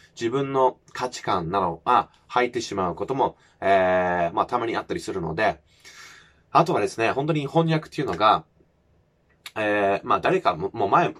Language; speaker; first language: Japanese; non-native, fluent; English